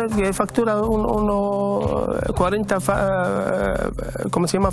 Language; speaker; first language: Spanish; non-native, learner; Arabic